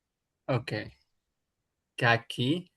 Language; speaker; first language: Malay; non-native, learner; Arabic